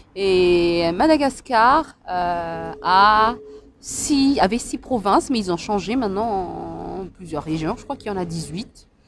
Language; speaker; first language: French; non-native, local second language; Malagasy